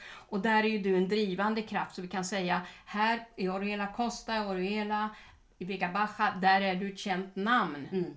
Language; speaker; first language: Swedish; native; Swedish